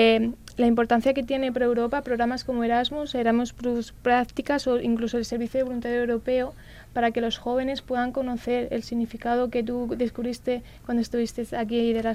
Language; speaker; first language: Spanish; native; Spanish